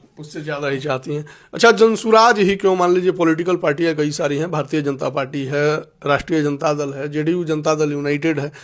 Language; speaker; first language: Hindi; native; Hindi